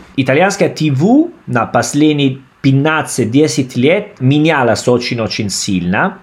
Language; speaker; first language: Russian; non-native, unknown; Italian